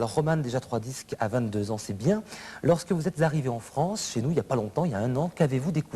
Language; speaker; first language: French; native; French